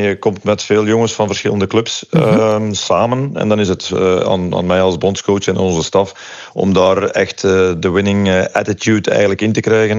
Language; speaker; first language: Dutch; native; Dutch